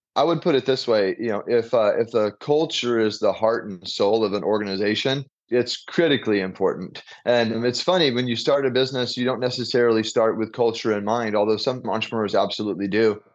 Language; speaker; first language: English; native; English